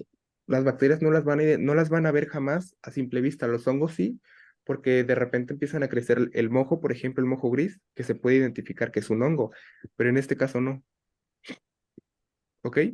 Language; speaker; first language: Spanish; native; Spanish